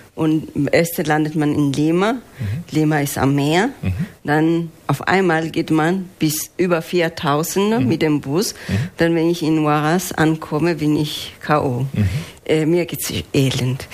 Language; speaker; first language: German; non-native, fluent; Spanish